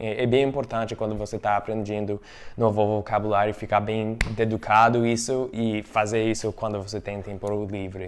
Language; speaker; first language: Portuguese; non-native, fluent; English